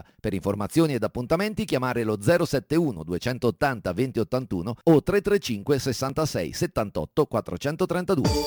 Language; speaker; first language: Italian; native; Italian